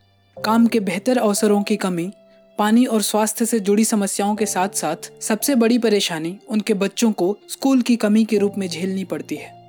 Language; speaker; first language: Hindi; native; Hindi